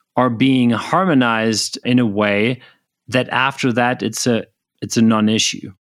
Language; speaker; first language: English; non-native, fluent; German